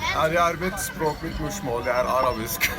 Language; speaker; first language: Norwegian; early bilingual, other home language; Arabic